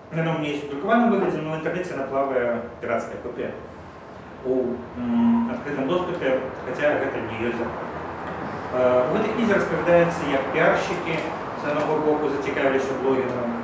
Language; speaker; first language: Belarusian; non-native, local second language; Russian